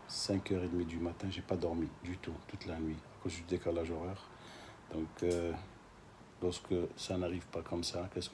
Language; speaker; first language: French; non-native, local second language; Arabic